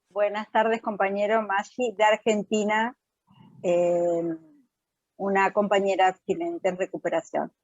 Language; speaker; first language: Spanish; native; Spanish